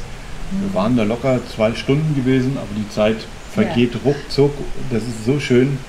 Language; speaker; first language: German; native; German